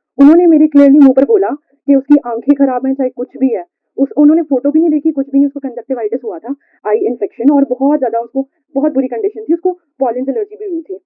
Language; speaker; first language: Hindi; native; Hindi